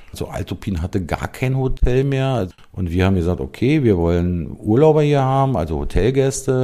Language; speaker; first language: German; native; German